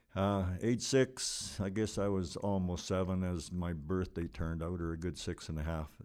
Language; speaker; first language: English; non-native, fluent; Ukrainian